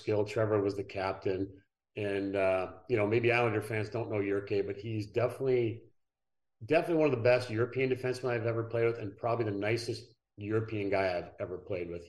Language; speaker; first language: English; native; English